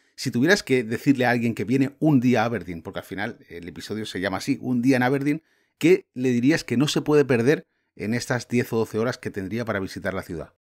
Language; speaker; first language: Spanish; native; Spanish